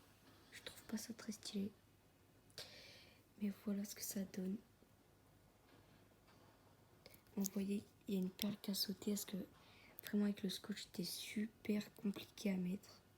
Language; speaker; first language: French; native; French